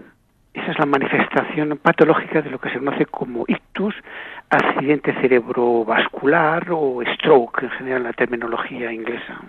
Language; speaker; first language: Spanish; native; Spanish